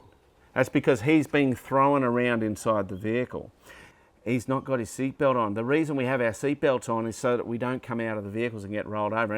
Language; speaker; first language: English; native; English